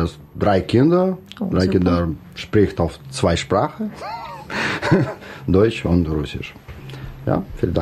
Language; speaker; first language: German; non-native, learner; Russian